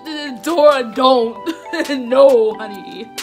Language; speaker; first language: English; native; English